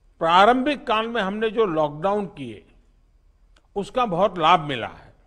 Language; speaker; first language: Hindi; non-native, local second language; Gujarati